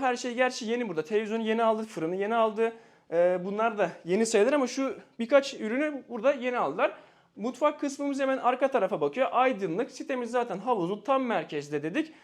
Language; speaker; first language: Turkish; native; Turkish